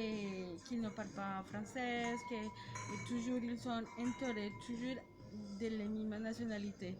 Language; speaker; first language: French; non-native, learner; Spanish